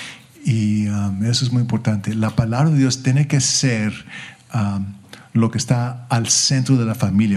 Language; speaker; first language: Spanish; early bilingual, heritage; English